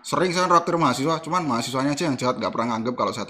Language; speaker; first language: Indonesian; native; Indonesian